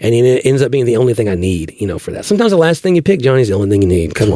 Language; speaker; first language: English; native; English